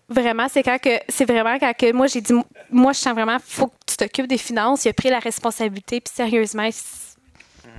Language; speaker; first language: French; native; French